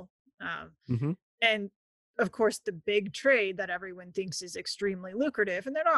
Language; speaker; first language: English; native; English